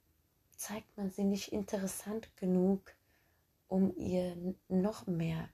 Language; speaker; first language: German; early bilingual, other home language; Turkish